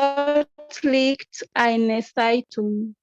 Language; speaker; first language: German; non-native, learner; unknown